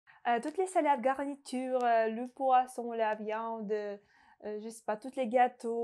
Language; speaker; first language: French; non-native, fluent; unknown